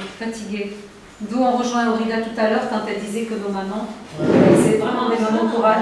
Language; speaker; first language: French; native; French